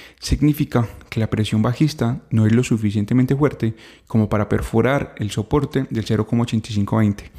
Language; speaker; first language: Spanish; native; Spanish